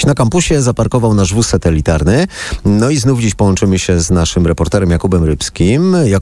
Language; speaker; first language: Polish; native; Polish